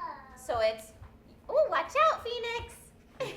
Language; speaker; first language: English; native; English